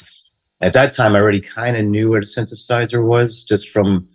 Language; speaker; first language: English; native; English